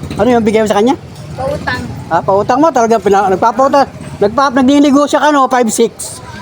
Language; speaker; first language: Filipino; native; Filipino